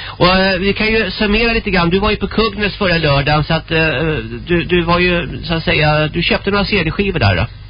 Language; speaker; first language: Swedish; native; Swedish